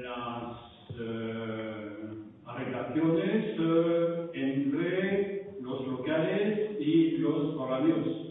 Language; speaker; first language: Spanish; non-native, fluent; French